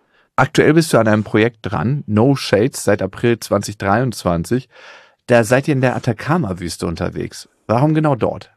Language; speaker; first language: German; native; German